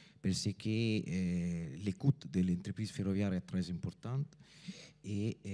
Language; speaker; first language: French; non-native, fluent; Italian